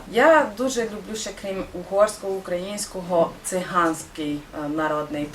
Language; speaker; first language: Ukrainian; non-native, local second language; Hungarian